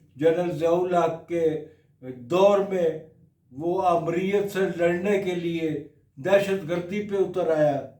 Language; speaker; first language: Urdu; non-native, local second language; Punjabi